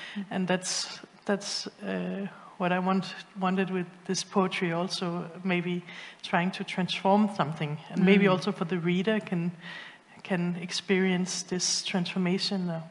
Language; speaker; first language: English; non-native, fluent; Danish